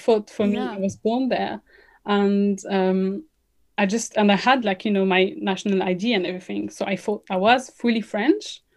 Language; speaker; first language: English; non-native, fluent; French